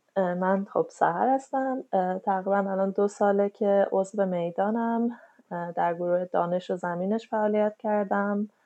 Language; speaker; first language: Persian; native; Persian